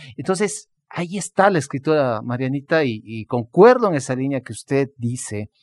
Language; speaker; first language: Spanish; native; Spanish